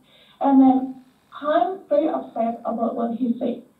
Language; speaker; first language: English; non-native, learner; Indonesian